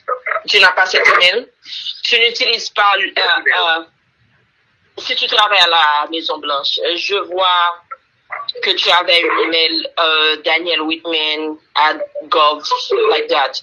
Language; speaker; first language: French; early bilingual, heritage; French